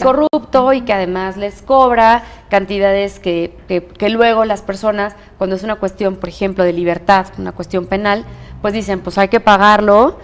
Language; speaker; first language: Spanish; native; Spanish